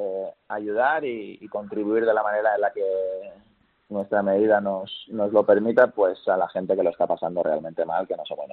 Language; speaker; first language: Spanish; native; Spanish